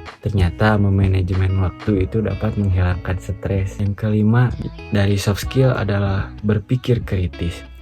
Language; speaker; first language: Indonesian; non-native, local second language; Sundanese